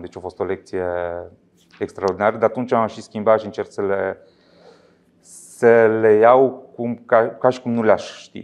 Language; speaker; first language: Romanian; native; Romanian